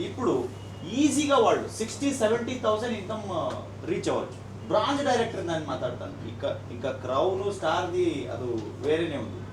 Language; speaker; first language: Telugu; non-native, learner; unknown